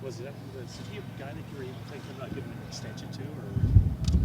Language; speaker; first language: English; native; English